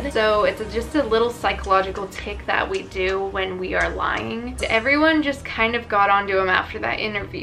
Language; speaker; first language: English; native; English